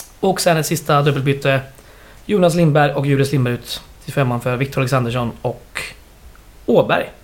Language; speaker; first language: Swedish; native; Swedish